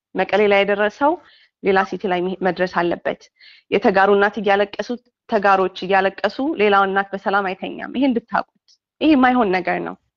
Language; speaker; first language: Amharic; non-native, local second language; Tigrinya